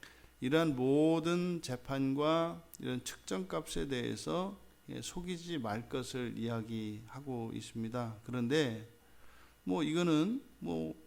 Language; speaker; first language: Korean; native; Korean